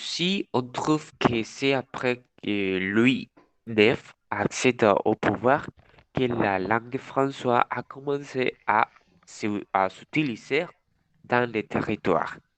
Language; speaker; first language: French; non-native, learner; Spanish